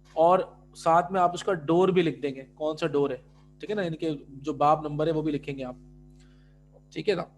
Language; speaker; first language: Urdu; native; Urdu